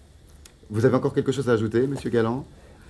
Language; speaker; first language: French; native; French